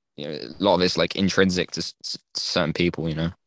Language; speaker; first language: English; native; English